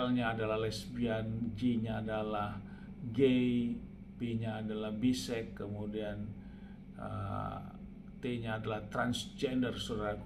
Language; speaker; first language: Indonesian; native; Indonesian